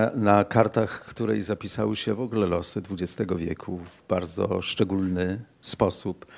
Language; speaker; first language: Polish; native; Polish